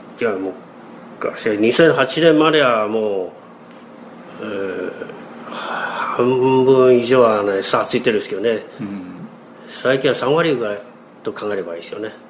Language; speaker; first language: Japanese; non-native, fluent; Chinese